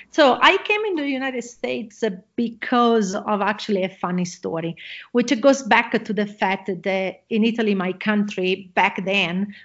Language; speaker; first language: English; non-native, fluent; Italian